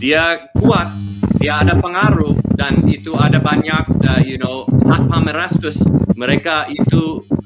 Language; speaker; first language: Indonesian; non-native, learner; English